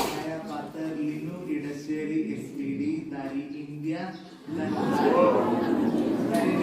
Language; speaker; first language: Indonesian; non-native, learner; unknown